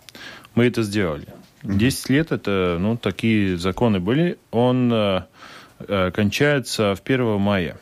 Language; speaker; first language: Russian; non-native, local second language; Latvian